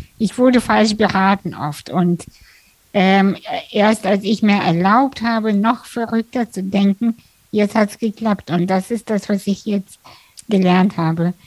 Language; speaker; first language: German; early bilingual, other home language; Russian